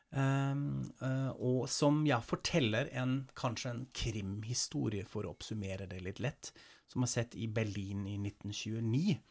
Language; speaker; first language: Norwegian; non-native, fluent; German